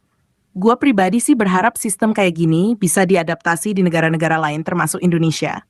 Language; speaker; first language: Indonesian; native; Indonesian